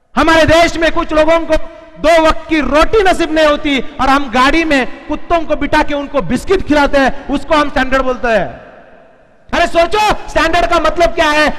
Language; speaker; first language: Hindi; non-native, local second language; Marathi